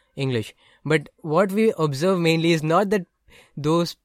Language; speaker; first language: English; non-native, local second language; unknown